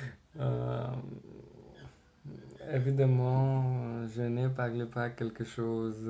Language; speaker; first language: French; non-native, learner; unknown